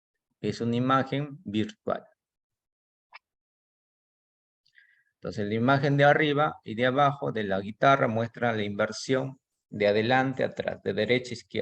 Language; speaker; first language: Spanish; native; Spanish